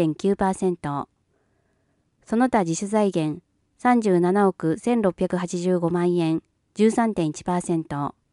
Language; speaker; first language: Japanese; native; Japanese